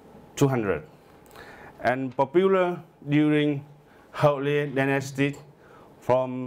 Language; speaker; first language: English; non-native, learner; Vietnamese